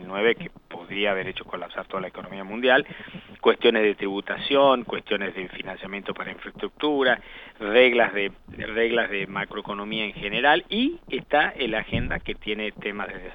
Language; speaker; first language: Spanish; native; Spanish